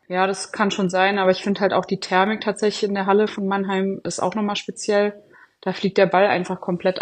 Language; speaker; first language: German; native; German